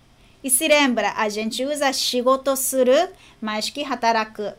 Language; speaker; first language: Portuguese; non-native, fluent; Japanese